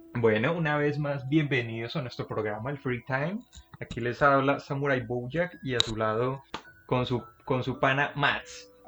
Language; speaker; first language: Spanish; native; Spanish